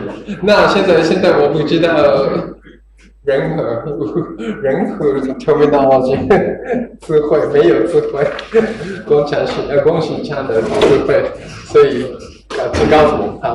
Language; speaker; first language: Chinese; non-native, learner; Japanese